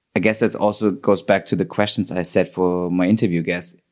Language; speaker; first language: English; non-native, fluent; German